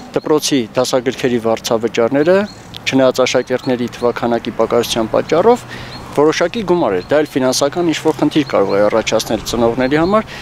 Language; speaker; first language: Armenian; native; Armenian